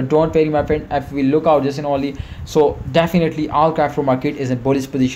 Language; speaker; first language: English; non-native, learner; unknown